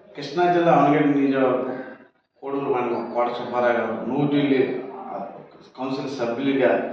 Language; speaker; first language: Telugu; native; Telugu